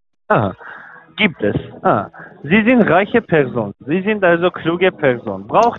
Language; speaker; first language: German; non-native, learner; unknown